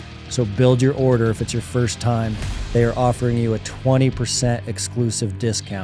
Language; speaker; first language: English; native; English